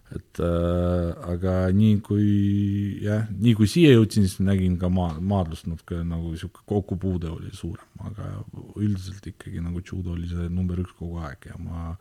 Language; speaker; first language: Estonian; non-native, local second language; Russian